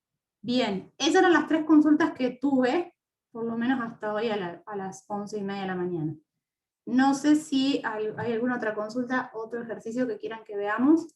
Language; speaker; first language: Spanish; native; Spanish